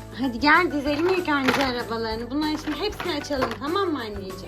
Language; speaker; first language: Turkish; native; Turkish